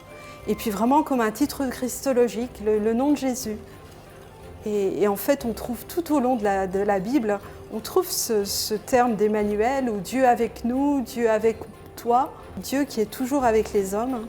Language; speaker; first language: French; native; French